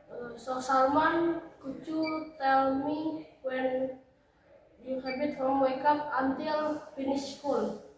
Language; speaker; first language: English; non-native, learner; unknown